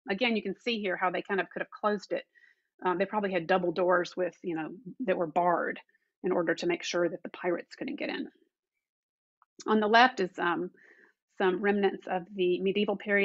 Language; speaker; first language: English; native; English